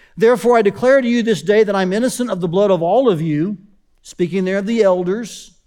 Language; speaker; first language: English; native; English